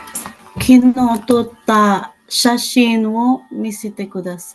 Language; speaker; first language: Japanese; non-native, learner; Filipino